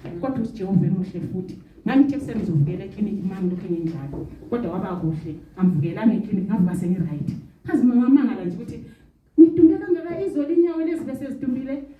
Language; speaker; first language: Zulu; non-native, local second language; Xhosa